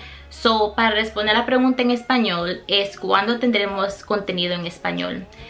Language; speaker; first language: Spanish; early bilingual, heritage; Spanish